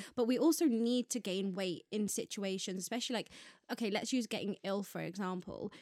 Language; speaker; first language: English; native; English